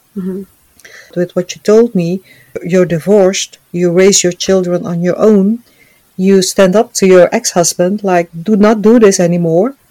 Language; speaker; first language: English; non-native, fluent; Dutch